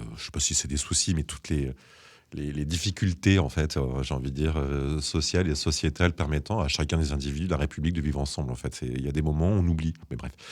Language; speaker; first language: French; native; French